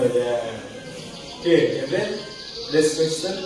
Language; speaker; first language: English; non-native, learner; Indonesian